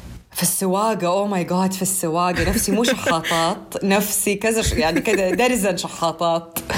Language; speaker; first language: Arabic; native; Arabic